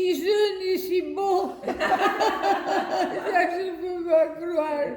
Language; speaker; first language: French; non-native, fluent; Bulgarian